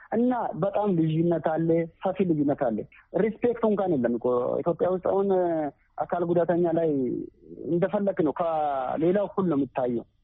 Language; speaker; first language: Amharic; native; Amharic